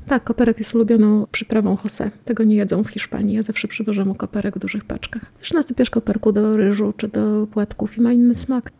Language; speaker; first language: Polish; native; Polish